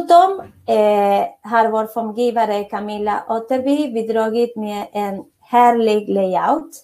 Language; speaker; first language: Swedish; non-native, fluent; Spanish